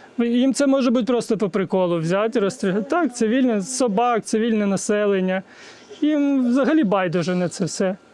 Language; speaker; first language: Ukrainian; native; Ukrainian